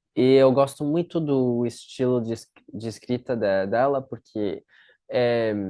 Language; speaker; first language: Portuguese; non-native, fluent; French